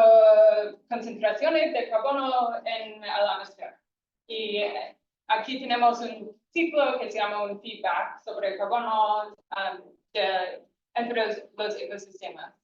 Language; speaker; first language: Spanish; non-native, fluent; English